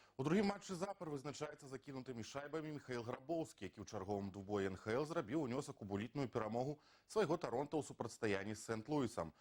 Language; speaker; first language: Belarusian; native; Belarusian